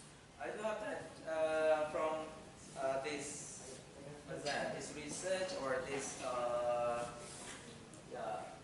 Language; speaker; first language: English; non-native, fluent; Indonesian